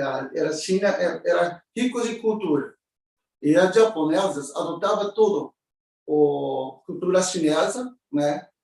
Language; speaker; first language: Portuguese; non-native, learner; Japanese